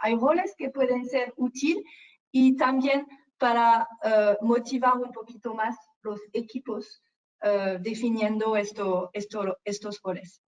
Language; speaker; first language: Spanish; non-native, fluent; French